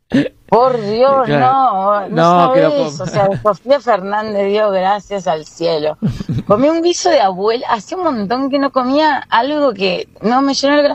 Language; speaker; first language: Spanish; native; Spanish